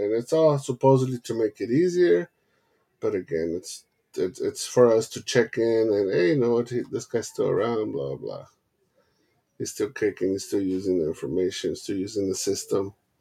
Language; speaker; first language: English; early bilingual, other home language; Spanish